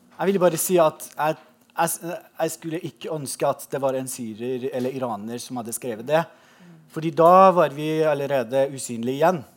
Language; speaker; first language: Norwegian; non-native, fluent; Persian